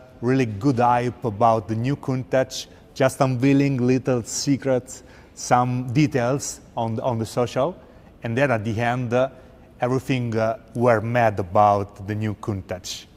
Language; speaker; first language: English; non-native, fluent; Italian